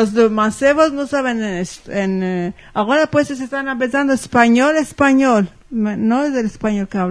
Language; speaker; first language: Spanish; early bilingual, heritage; Ladino